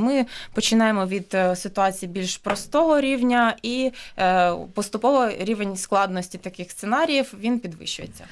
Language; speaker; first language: Ukrainian; native; Ukrainian